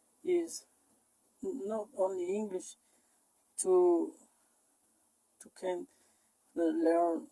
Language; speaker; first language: English; non-native, learner; Spanish